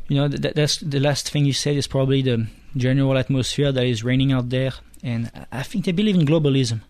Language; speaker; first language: English; non-native, fluent; French